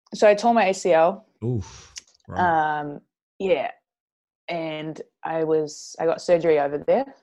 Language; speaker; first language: English; native; English